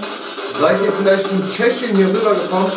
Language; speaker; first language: German; native; German